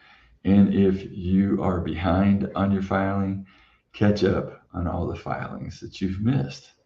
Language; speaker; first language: English; native; English